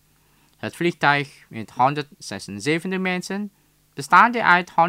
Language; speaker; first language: Dutch; non-native, fluent; Indonesian